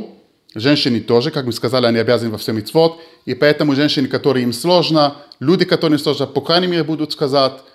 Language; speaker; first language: Russian; early bilingual, heritage; Hebrew